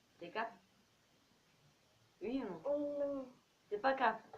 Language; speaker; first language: French; native; French